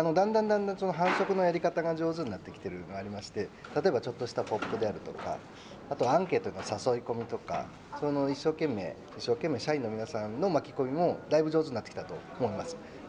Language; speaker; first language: Japanese; native; Japanese